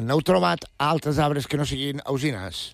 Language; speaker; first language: Catalan; native; Catalan